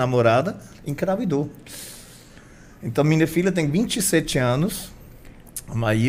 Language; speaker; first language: Portuguese; non-native, fluent; German